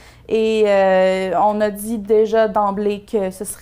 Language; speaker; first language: French; native; French